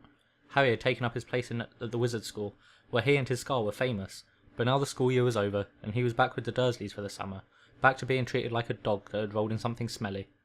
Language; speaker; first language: English; native; English